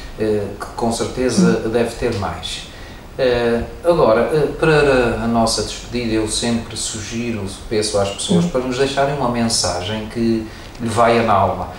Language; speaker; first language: Portuguese; native; Portuguese